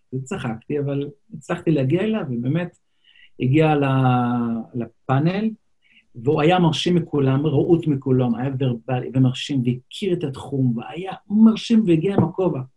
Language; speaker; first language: Hebrew; non-native, local second language; Yiddish